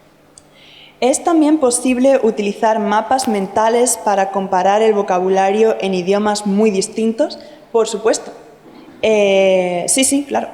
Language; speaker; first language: Spanish; native; Spanish